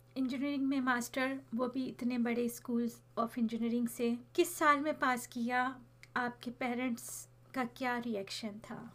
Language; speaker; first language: Urdu; native; Urdu